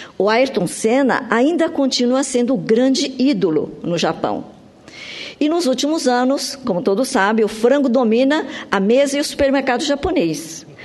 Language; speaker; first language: Portuguese; early bilingual, other home language; Japanese